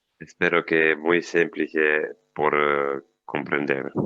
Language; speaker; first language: Spanish; non-native, learner; Italian